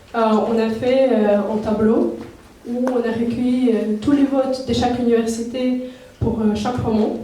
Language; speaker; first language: French; non-native, fluent; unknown